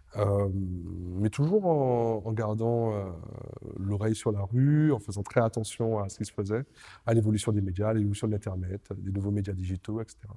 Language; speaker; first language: French; native; French